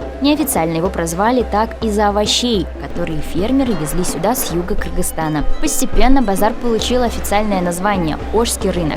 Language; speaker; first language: Russian; native; Russian